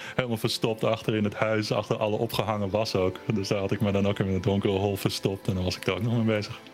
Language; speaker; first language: Dutch; early bilingual, other home language; German